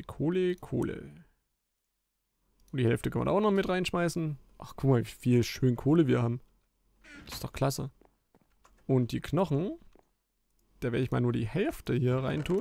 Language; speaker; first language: German; native; German